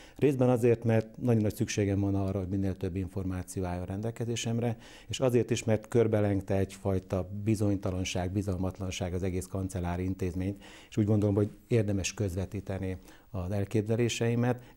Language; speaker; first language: Hungarian; native; Hungarian